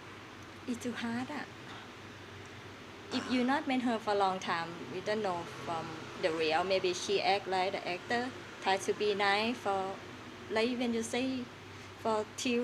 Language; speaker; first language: English; non-native, learner; Thai